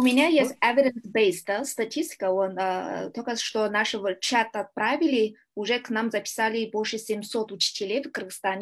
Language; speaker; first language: Russian; non-native, learner; Kyrgyz